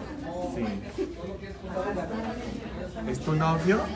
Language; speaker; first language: Spanish; non-native, fluent; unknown